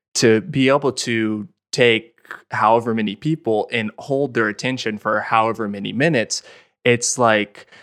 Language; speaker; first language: English; native; English